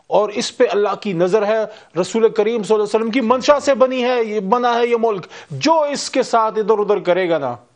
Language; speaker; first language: Urdu; native; Urdu